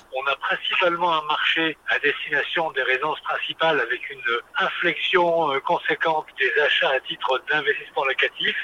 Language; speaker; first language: French; native; French